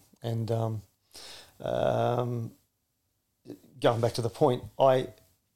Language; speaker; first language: English; native; English